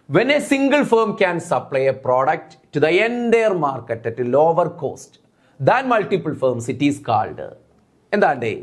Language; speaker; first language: English; non-native, local second language; Malayalam